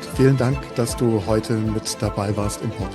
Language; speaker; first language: German; native; German